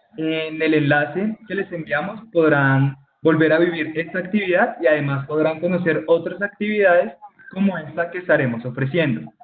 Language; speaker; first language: Spanish; native; Spanish